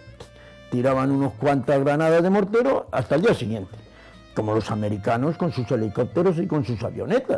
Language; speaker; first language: Spanish; native; Spanish